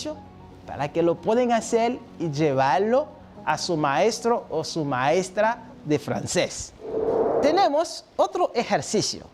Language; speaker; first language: Spanish; non-native, fluent; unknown